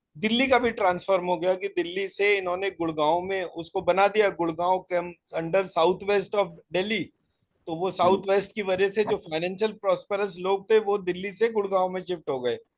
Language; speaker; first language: Hindi; native; Hindi